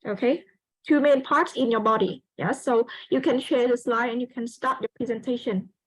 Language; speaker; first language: English; non-native, fluent; Vietnamese